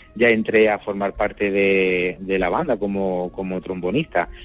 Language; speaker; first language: Spanish; native; Spanish